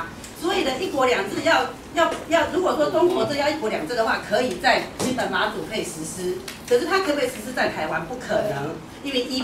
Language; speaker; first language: Chinese; non-native, local second language; Min Nan Chinese